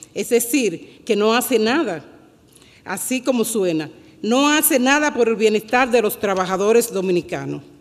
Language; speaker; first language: Spanish; native; Spanish